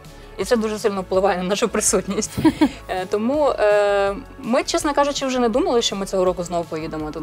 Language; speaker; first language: Ukrainian; native; Ukrainian